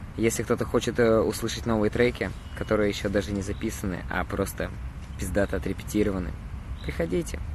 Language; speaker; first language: Russian; native; Russian